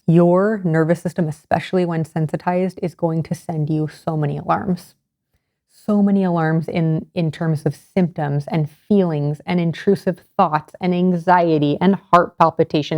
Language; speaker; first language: English; native; English